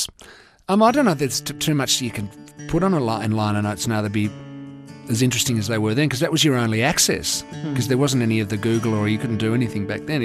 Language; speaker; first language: English; native; English